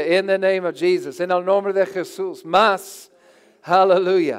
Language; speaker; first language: Spanish; non-native, learner; English